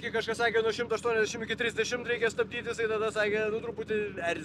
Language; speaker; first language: Lithuanian; native; Lithuanian